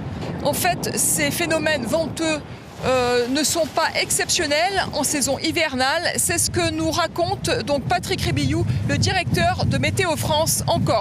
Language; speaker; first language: French; native; French